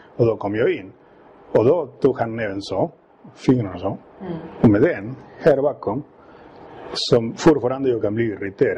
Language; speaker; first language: Swedish; non-native, fluent; Spanish